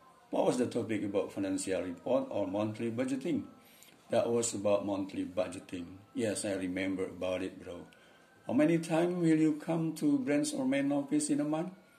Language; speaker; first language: English; non-native, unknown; Indonesian